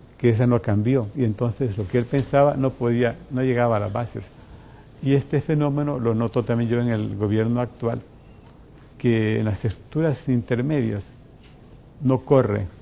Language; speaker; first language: Spanish; native; Spanish